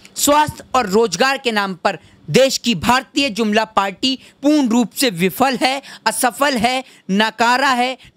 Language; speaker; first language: Hindi; native; Hindi